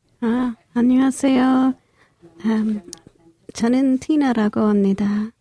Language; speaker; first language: Korean; non-native, learner; English